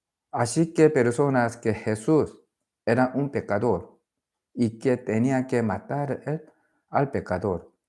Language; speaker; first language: Spanish; non-native, learner; Korean